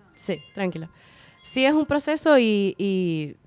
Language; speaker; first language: Spanish; early bilingual, heritage; Spanish